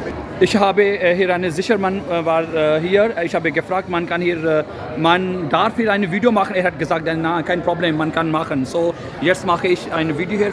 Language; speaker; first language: German; non-native, learner; Urdu